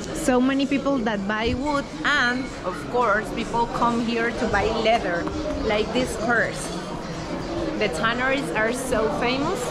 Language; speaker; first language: English; non-native, fluent; Spanish